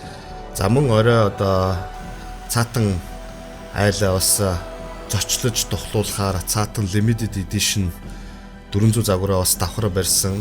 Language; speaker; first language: Mongolian; native; Mongolian